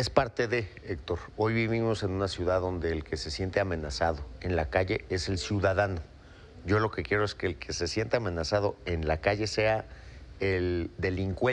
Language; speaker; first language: Spanish; native; Spanish